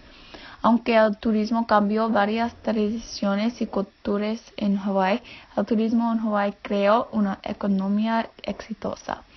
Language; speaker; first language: Spanish; non-native, learner; English